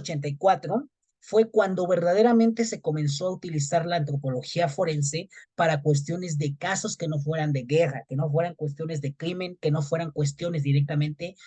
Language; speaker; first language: Spanish; native; Spanish